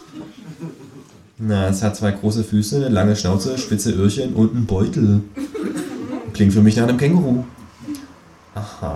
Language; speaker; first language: German; native; German